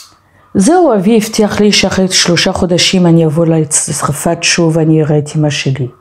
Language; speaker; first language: Hebrew; non-native, fluent; French